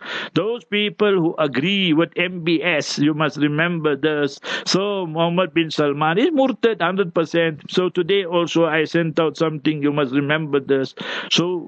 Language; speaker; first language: English; non-native, local second language; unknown